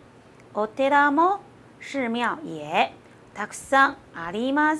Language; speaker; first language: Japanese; non-native, fluent; Chinese